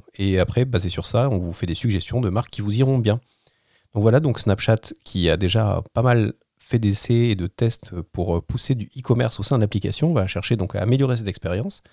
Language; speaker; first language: French; native; French